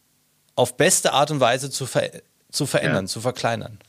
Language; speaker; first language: German; native; German